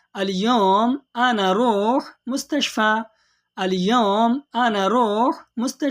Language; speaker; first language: Arabic; non-native, learner; Hindi